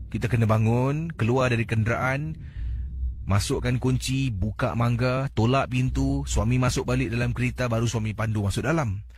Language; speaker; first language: Malay; native; Malay